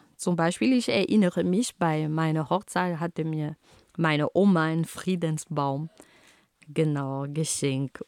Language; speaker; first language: German; non-native, fluent; Ghomala